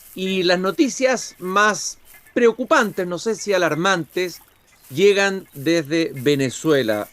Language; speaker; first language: Spanish; native; Spanish